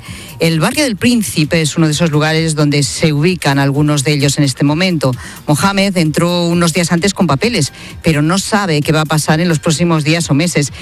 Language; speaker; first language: Spanish; native; Spanish